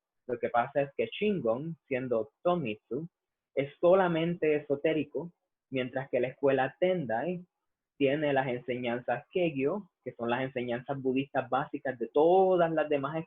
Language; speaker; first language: Spanish; native; Spanish